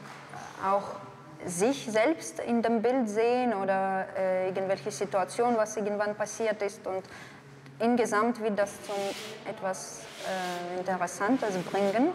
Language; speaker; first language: German; non-native, fluent; Russian